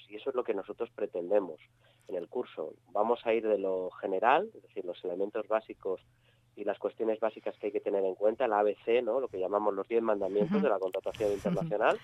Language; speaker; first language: Spanish; native; Spanish